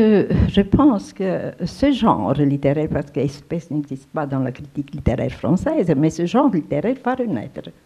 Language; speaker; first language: French; non-native, fluent; Romanian